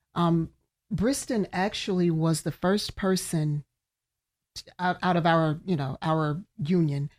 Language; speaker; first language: English; native; English